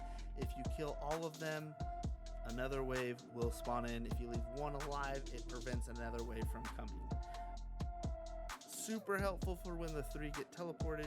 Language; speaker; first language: English; native; English